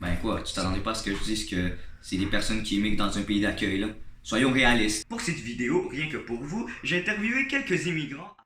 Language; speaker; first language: French; native; French